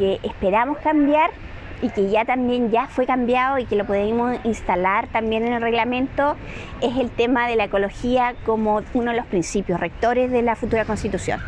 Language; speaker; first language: Spanish; native; Spanish